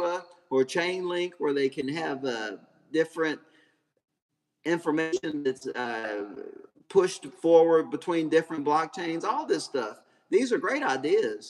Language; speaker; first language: English; native; English